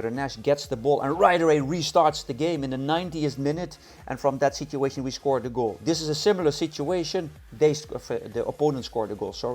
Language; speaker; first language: English; non-native, fluent; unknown